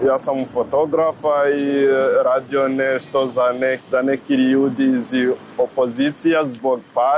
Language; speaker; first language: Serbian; non-native, learner; Rundi